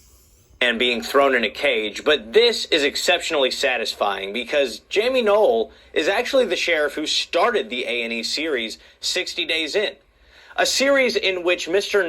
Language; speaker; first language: English; native; English